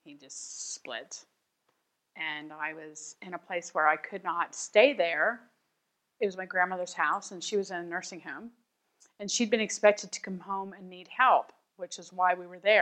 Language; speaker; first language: English; native; English